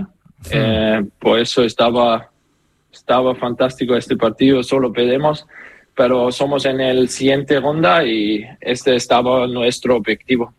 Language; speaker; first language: Spanish; non-native, learner; German